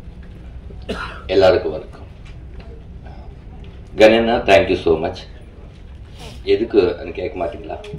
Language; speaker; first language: Tamil; non-native, learner; Telugu